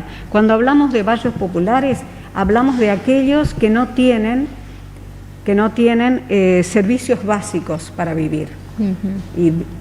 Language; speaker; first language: Spanish; native; Spanish